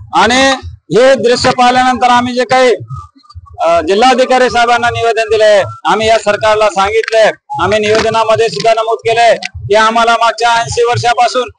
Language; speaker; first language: Marathi; non-native, local second language; Lambadi